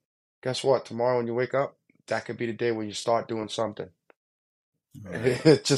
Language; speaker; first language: English; native; English